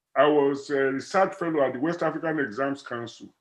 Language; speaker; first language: English; non-native, local second language; Yoruba